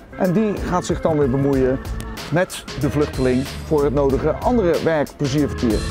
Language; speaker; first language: Dutch; native; Dutch